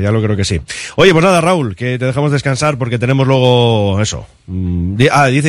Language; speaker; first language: Spanish; native; Spanish